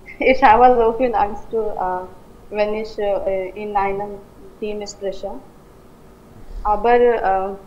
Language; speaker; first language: German; non-native, learner; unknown